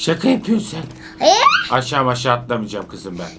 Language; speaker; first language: Turkish; native; Turkish